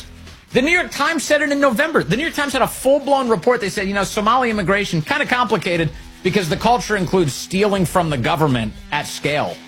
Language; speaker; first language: English; native; English